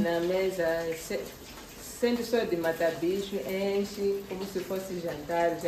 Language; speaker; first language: Portuguese; non-native, local second language; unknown